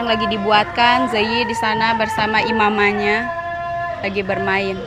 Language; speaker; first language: Indonesian; native; Indonesian